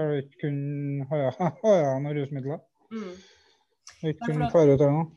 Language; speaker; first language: Norwegian; native; Norwegian